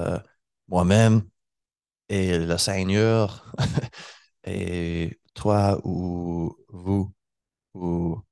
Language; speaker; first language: French; non-native, learner; English